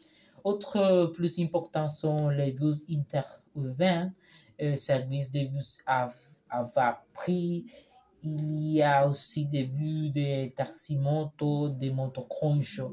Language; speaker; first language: French; non-native, learner; Spanish